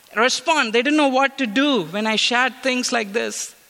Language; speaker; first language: English; non-native, local second language; Tamil